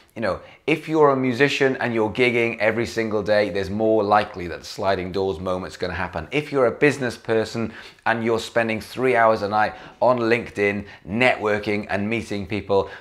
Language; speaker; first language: English; native; English